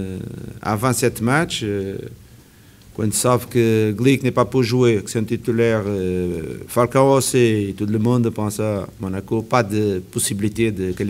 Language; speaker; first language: French; non-native, learner; Portuguese